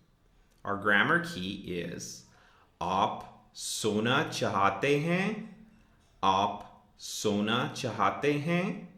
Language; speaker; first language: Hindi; non-native, fluent; English